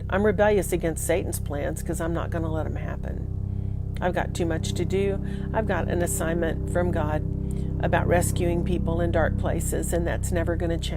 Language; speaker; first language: English; native; English